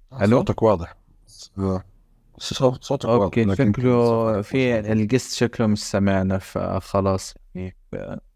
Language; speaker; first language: Arabic; native; Arabic